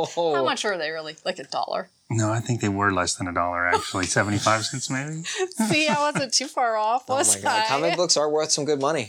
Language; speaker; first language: English; native; English